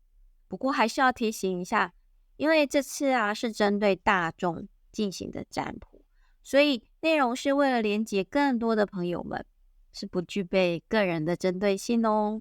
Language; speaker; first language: Chinese; native; Chinese